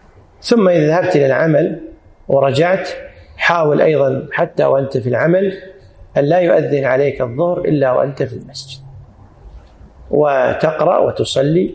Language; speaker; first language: Arabic; native; Arabic